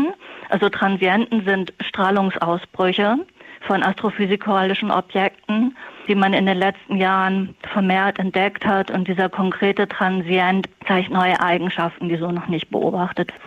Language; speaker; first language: German; native; German